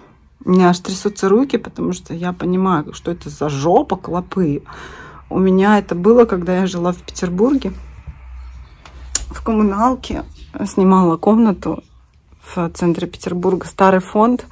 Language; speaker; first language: Russian; native; Russian